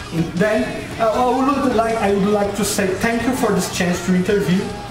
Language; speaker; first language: English; non-native, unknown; Portuguese